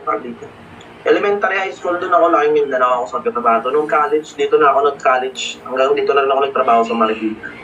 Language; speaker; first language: Filipino; non-native, local second language; Hiligaynon